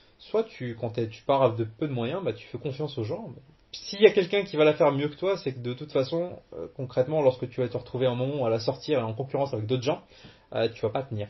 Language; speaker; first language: French; early bilingual, other home language; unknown